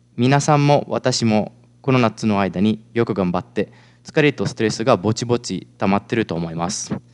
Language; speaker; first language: Japanese; non-native, fluent; Italian